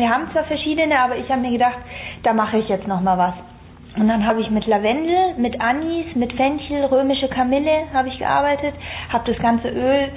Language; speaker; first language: German; early bilingual, other home language; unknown